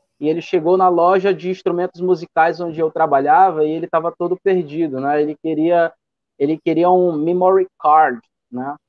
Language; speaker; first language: Portuguese; native; Portuguese